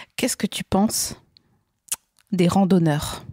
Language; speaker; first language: French; native; French